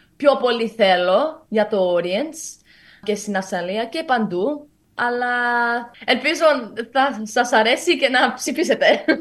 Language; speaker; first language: Greek; early bilingual, heritage; Greek